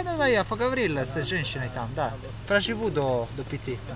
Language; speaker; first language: Russian; non-native, learner; Italian